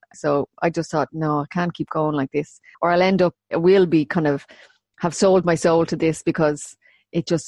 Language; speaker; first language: English; native; English